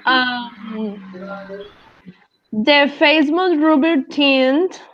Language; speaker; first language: English; non-native, learner; Spanish